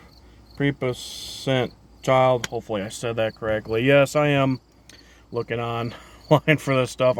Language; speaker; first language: English; native; English